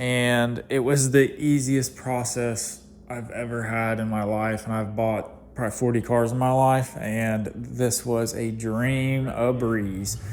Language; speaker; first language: English; native; English